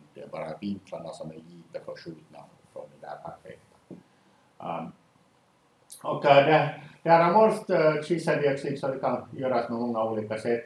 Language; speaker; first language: Swedish; native; Swedish